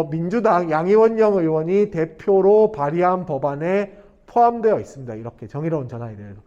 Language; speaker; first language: Korean; native; Korean